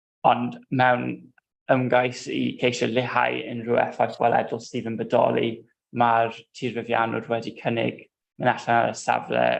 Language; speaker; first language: Welsh; non-native, local second language; English